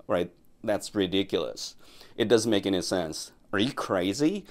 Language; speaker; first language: English; non-native, fluent; Korean